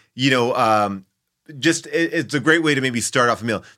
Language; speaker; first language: English; native; English